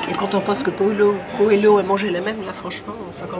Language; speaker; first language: French; native; French